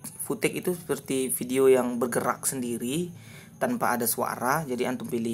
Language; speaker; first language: Indonesian; native; Indonesian